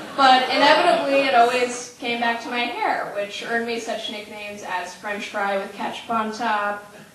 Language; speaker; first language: English; native; English